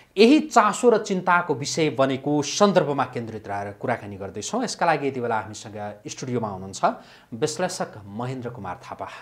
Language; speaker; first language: Nepali; native; Nepali